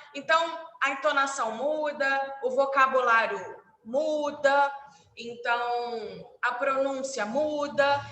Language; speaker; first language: Portuguese; native; Portuguese